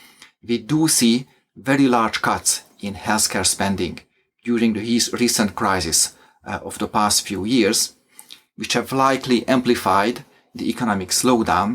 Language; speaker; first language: English; non-native, fluent; Hungarian